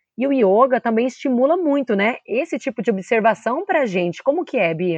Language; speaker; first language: Portuguese; native; Portuguese